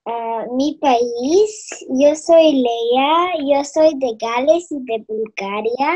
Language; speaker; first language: Spanish; non-native, learner; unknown